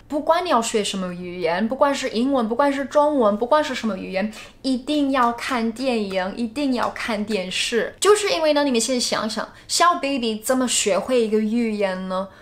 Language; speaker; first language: Chinese; non-native, fluent; English